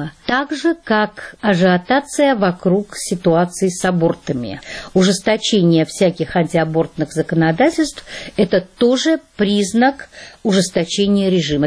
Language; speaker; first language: Russian; native; Russian